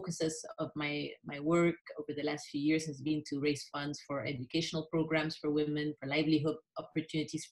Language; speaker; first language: English; non-native, local second language; French